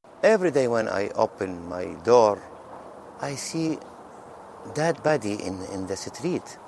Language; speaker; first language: English; non-native, learner; Arabic